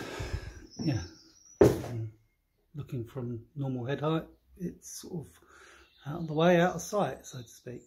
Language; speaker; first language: English; native; English